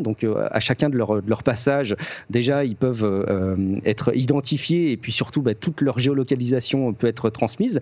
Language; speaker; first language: French; native; French